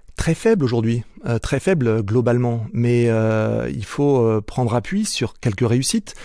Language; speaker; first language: French; native; French